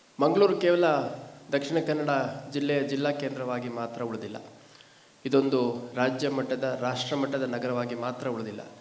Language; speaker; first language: Kannada; native; Kannada